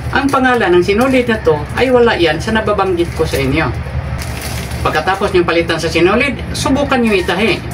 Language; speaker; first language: Filipino; non-native, local second language; Cebuano